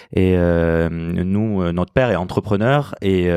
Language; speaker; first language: French; native; French